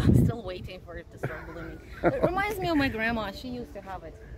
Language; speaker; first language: English; non-native, fluent; Russian